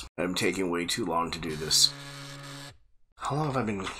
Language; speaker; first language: English; native; English